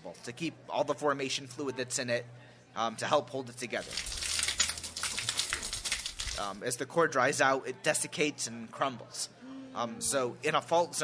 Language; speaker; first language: English; native; English